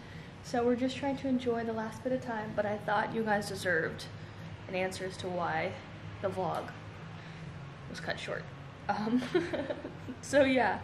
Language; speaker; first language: English; native; English